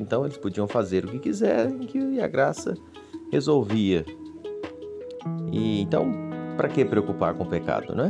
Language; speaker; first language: Portuguese; native; Portuguese